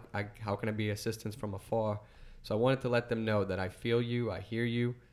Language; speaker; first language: English; native; English